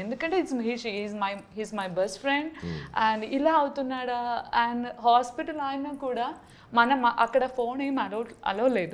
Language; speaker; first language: Telugu; non-native, learner; Malayalam